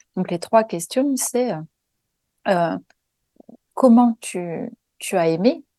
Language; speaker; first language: French; native; French